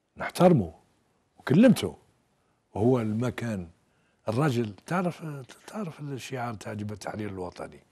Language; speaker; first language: Arabic; native; Arabic